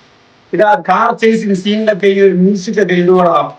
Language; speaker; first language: Malayalam; native; Malayalam